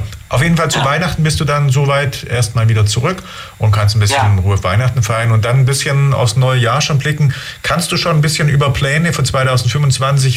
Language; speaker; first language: German; native; German